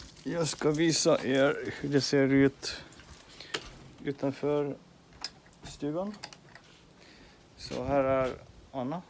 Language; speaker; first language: Swedish; non-native, learner; Finnish